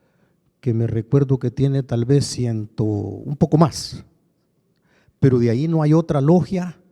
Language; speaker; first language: Spanish; native; Spanish